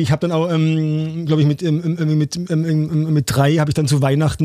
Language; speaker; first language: German; native; German